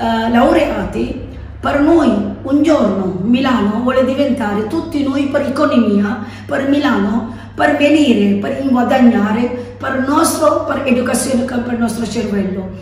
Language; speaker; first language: Italian; non-native, learner; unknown